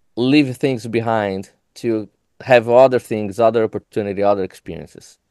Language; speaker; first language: English; non-native, fluent; Portuguese